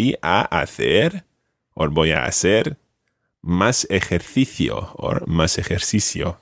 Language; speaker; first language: Spanish; non-native, fluent; English